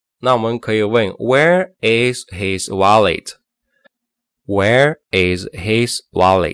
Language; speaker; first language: English; non-native, fluent; Chinese